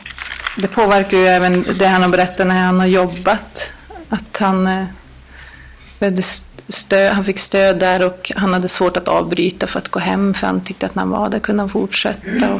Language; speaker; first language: Swedish; native; Swedish